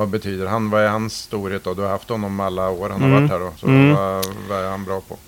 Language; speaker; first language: Swedish; native; Swedish